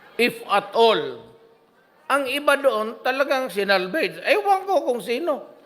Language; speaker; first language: Filipino; non-native, local second language; Cebuano